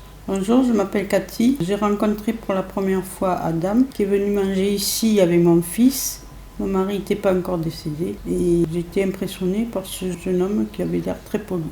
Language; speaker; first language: French; native; French